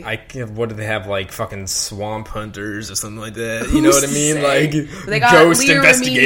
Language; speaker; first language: English; native; English